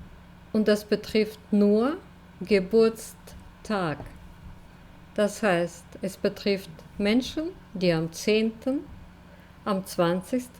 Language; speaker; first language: German; non-native, fluent; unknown